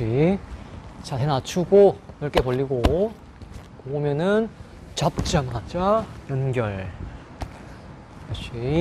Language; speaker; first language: Korean; native; Korean